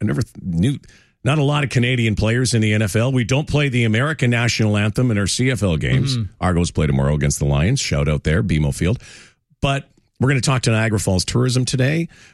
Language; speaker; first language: English; native; English